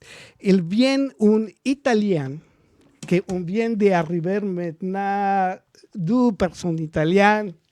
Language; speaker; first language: French; non-native, learner; Spanish